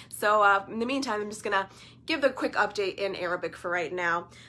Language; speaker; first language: English; early bilingual, other home language; Arabic